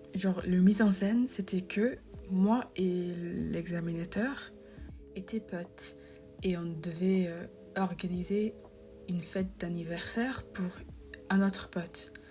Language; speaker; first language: French; non-native, fluent; English